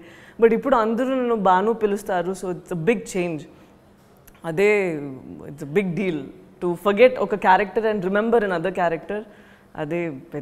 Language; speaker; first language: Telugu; non-native, learner; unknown